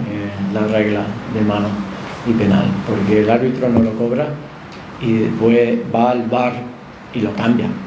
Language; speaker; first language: Spanish; non-native, fluent; English